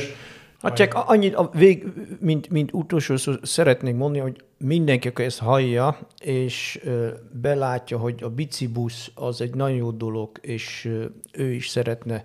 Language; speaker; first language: Hungarian; non-native, fluent; Dutch